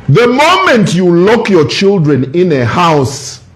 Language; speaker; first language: English; non-native, local second language; Bemba